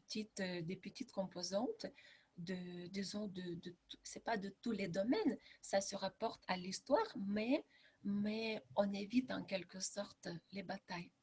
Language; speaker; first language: French; non-native, fluent; Lithuanian